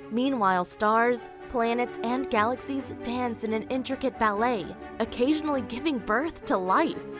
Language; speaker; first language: English; native; English